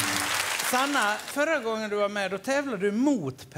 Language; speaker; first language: Swedish; native; Swedish